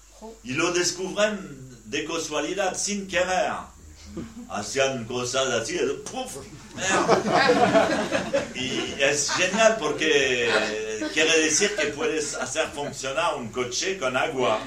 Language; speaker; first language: Spanish; non-native, learner; French